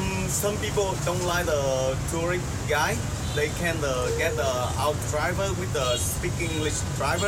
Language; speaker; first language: English; non-native, learner; Vietnamese